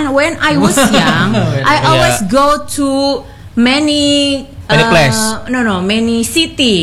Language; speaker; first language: English; non-native, learner; Indonesian